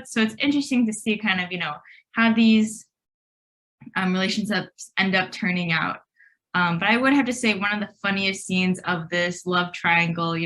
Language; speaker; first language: English; native; English